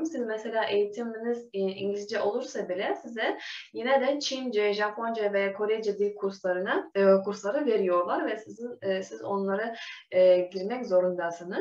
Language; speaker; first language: Turkish; non-native, fluent; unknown